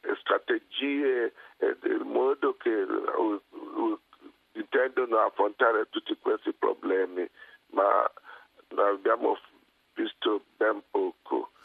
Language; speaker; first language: Italian; non-native, fluent; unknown